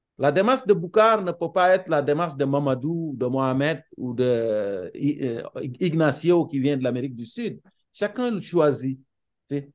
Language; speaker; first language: French; non-native, local second language; Serer